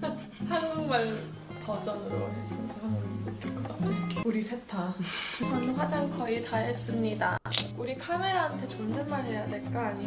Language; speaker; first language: Korean; early bilingual, heritage; English